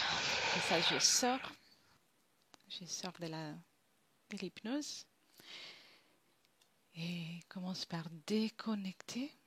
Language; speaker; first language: French; non-native, fluent; Italian